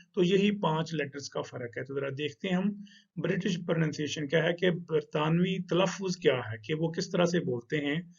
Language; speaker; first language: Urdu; non-native, local second language; Punjabi